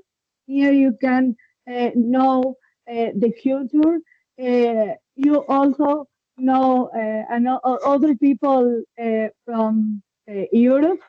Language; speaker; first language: English; non-native, learner; Spanish